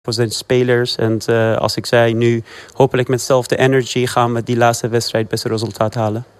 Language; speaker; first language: Dutch; early bilingual, other home language; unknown